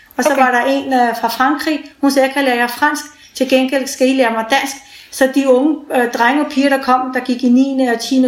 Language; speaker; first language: Danish; early bilingual, other home language; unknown